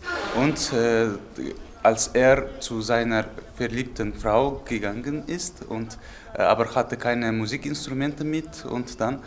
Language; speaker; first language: German; non-native, fluent; Uzbek